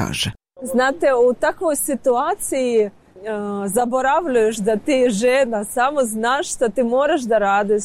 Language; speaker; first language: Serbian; non-native, learner; Ukrainian